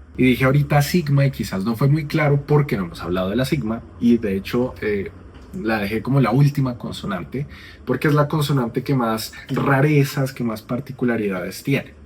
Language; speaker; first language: Spanish; native; Spanish